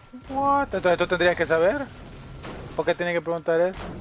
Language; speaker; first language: Spanish; early bilingual, heritage; Spanish